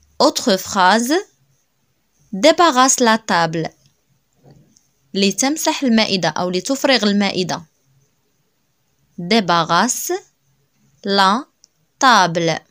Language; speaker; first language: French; non-native, local second language; Arabic